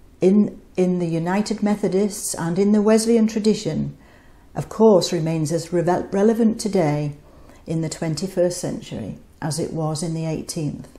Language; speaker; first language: English; native; English